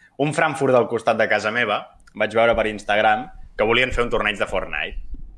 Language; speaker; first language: Catalan; native; Catalan